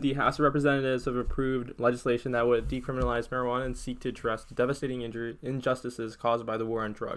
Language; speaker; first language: English; native; English